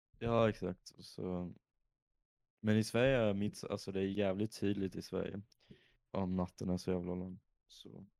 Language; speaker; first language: Swedish; native; Swedish